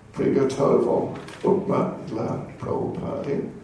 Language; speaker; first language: Russian; non-native, learner; English